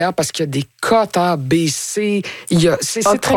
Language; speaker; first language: French; native; French